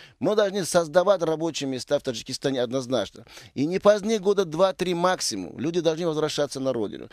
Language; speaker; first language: Russian; non-native, local second language; Tajik